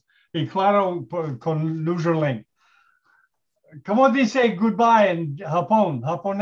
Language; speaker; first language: Spanish; non-native, learner; English